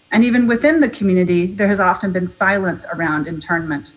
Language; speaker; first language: English; native; English